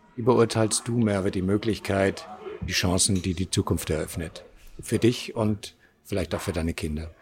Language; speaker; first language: German; native; German